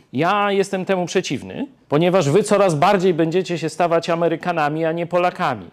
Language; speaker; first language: Polish; native; Polish